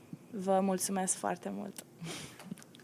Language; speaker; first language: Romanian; early bilingual, heritage; Romanian